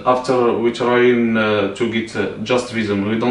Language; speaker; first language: English; non-native, learner; Arabic